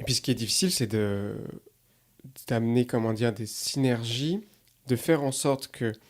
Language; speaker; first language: French; native; French